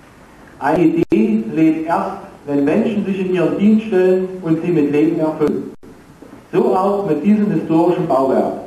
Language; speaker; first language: German; native; German